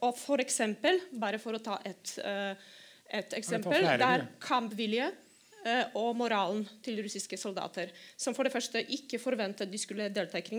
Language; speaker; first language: Norwegian; non-native, fluent; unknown